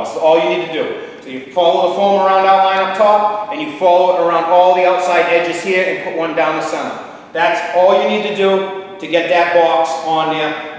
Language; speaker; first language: English; native; English